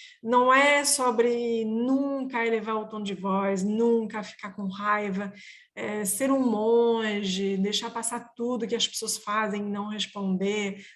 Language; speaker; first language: Portuguese; non-native, fluent; French